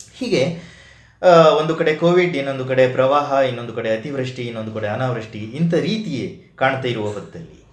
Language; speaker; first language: Kannada; native; Kannada